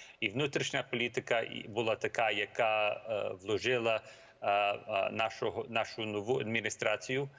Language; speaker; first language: Ukrainian; early bilingual, heritage; Ukrainian